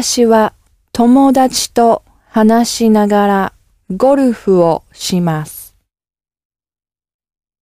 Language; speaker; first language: Japanese; non-native, learner; English